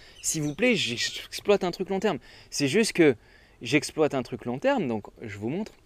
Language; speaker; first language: French; native; French